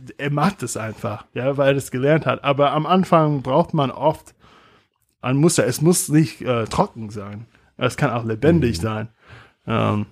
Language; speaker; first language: German; non-native, fluent; English